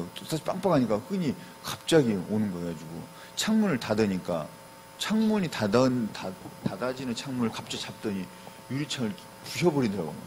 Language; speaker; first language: Korean; native; Korean